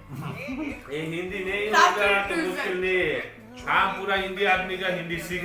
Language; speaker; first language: Hindi; non-native, learner; Bangla